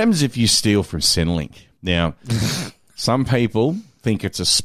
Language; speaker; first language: English; native; English